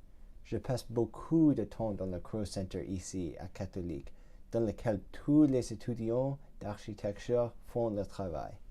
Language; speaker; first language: French; non-native, learner; English